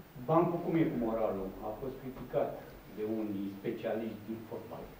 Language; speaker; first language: Romanian; native; Romanian